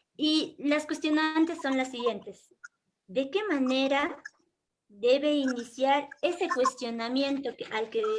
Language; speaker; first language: Spanish; native; Spanish